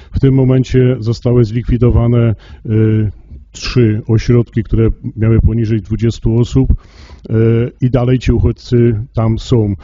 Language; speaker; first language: Polish; native; Polish